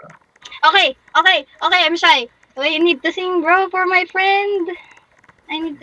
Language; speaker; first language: English; non-native, local second language; Filipino